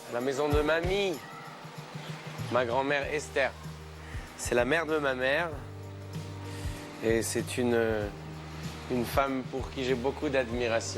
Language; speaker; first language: French; native; French